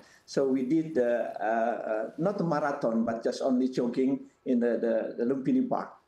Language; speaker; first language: English; non-native, fluent; Indonesian